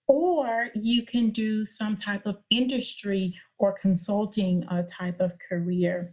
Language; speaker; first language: English; native; English